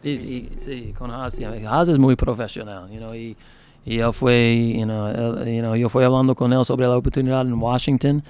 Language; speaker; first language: Spanish; non-native, learner; English